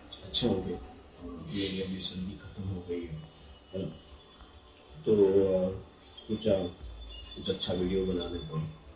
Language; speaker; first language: Hindi; native; Hindi